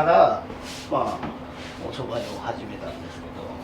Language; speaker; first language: Japanese; native; Japanese